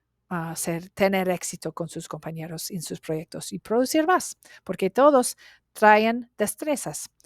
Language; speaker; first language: Spanish; non-native, learner; English